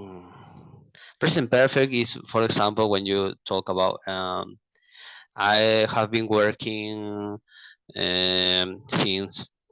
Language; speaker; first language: English; non-native, learner; Portuguese